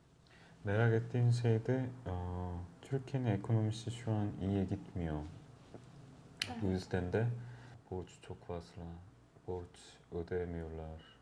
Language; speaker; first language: Turkish; non-native, fluent; Korean